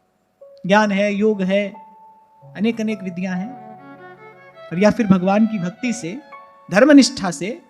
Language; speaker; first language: Hindi; native; Hindi